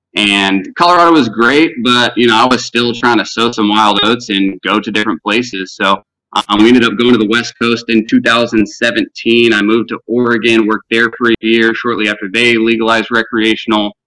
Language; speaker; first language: English; native; English